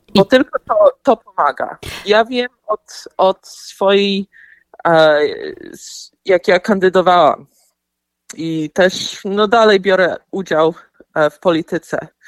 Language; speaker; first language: Polish; early bilingual, heritage; Polish